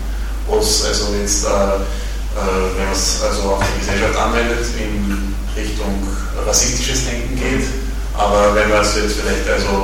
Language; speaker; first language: German; native; German